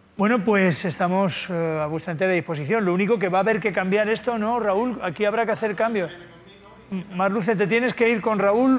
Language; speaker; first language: Spanish; native; Spanish